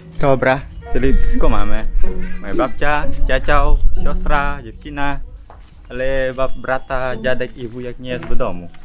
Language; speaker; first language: Polish; non-native, learner; Indonesian